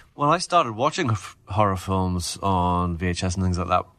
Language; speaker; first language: English; native; English